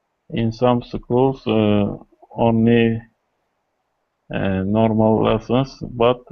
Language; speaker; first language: English; non-native, learner; Kurdish